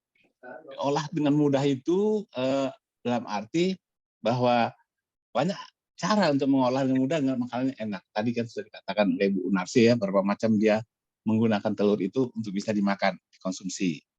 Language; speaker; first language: Malay; native; Malay